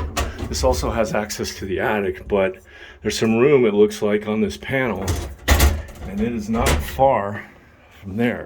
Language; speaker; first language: English; native; English